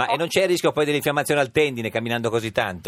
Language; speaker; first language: Italian; native; Italian